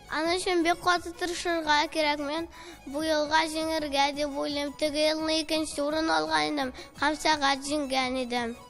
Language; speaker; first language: Tatar; native; Tatar